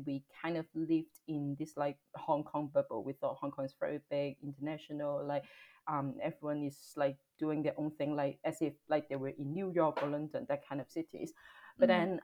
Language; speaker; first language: English; non-native, local second language; Cantonese